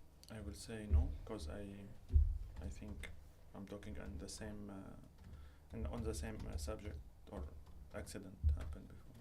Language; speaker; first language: English; non-native, learner; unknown